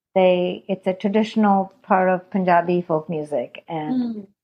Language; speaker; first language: English; non-native, fluent; Hindi